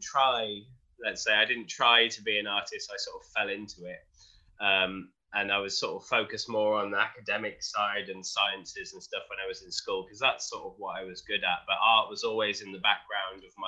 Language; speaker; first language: English; native; English